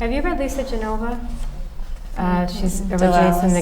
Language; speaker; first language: English; native; English